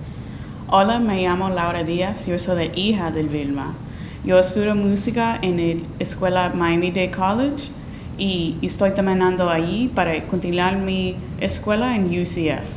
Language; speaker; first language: Spanish; early bilingual, heritage; Spanish